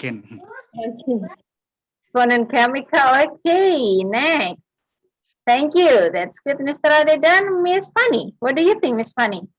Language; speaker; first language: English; non-native, fluent; Indonesian